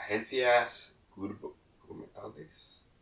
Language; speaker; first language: Spanish; non-native, learner; English